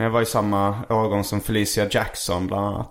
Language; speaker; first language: Swedish; native; Swedish